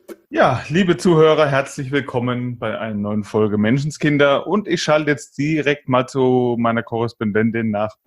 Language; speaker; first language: German; native; German